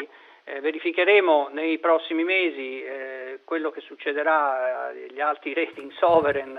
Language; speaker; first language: Italian; native; Italian